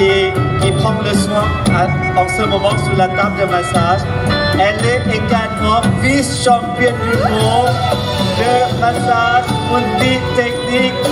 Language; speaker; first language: French; non-native, fluent; Thai